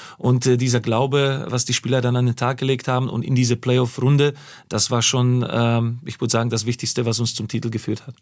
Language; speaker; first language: German; non-native, fluent; Slovak